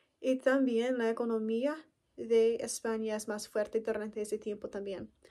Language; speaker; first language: Spanish; non-native, learner; English